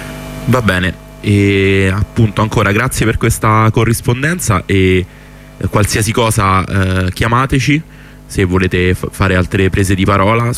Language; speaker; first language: Italian; native; Italian